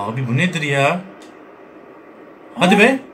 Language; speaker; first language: Turkish; native; Turkish